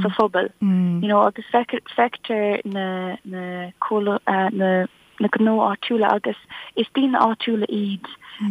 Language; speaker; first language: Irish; non-native, local second language; English